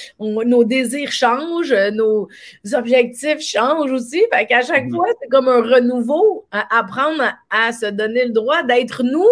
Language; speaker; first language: French; native; French